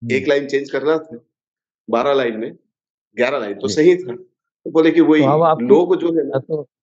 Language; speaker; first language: Hindi; native; Hindi